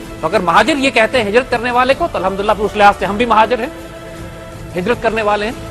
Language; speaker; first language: Urdu; native; Urdu